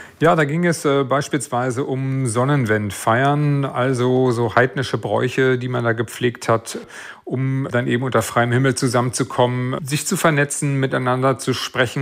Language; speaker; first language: German; native; German